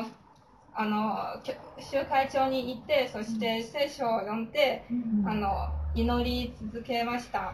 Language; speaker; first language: Japanese; non-native, fluent; Chinese